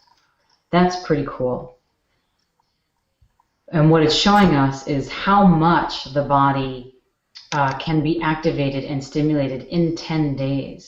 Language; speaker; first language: English; native; English